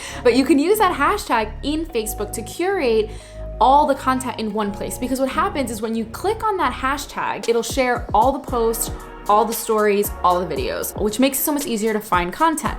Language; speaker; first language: English; native; English